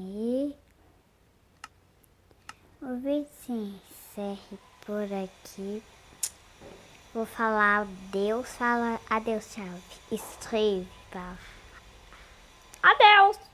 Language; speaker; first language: Portuguese; native; Portuguese